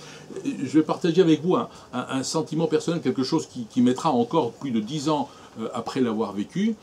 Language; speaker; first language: French; native; French